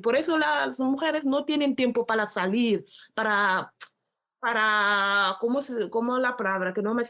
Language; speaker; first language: Spanish; non-native, learner; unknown